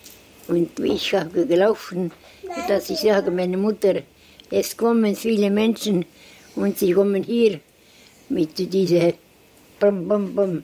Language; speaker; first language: German; non-native, learner; Estonian